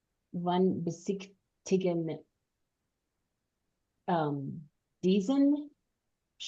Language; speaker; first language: German; non-native, learner; English